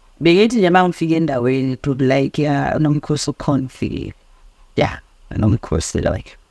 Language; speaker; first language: Zulu; native; Zulu